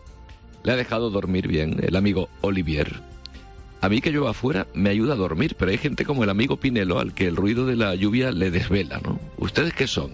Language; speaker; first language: Spanish; native; Spanish